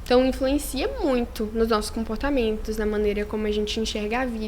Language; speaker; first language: Portuguese; native; Portuguese